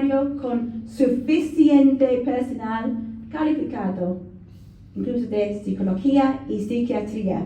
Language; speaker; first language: Spanish; non-native, learner; English